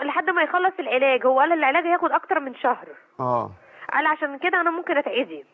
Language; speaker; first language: Arabic; native; Arabic